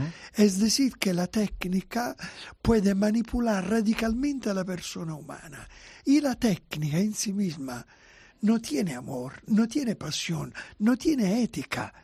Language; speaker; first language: Spanish; non-native, fluent; Italian